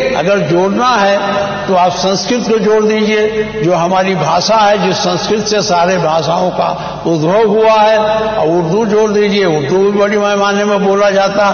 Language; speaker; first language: Hindi; native; Hindi